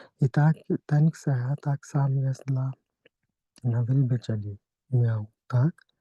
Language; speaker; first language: Polish; non-native, learner; Hindi